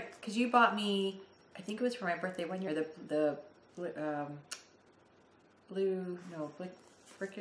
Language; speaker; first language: English; native; English